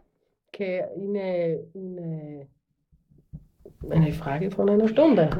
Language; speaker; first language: Greek; non-native, learner; German